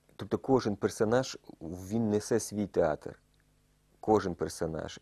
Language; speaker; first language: Ukrainian; native; Ukrainian